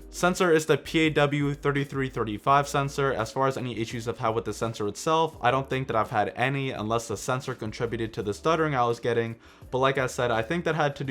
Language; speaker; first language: English; native; English